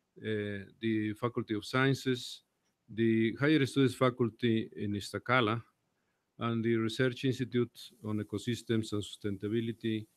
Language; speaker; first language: English; non-native, fluent; Spanish